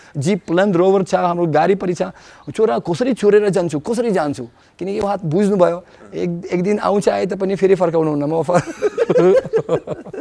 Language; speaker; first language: Nepali; non-native, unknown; Russian